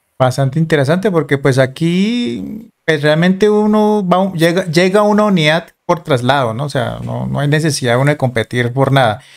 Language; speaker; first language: Spanish; native; Spanish